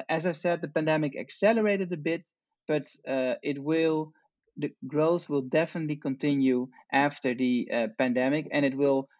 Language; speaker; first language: English; non-native, fluent; Dutch